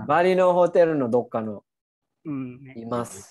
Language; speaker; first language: Japanese; non-native, learner; Filipino